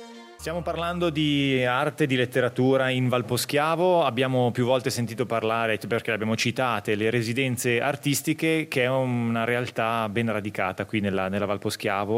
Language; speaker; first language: Italian; native; Italian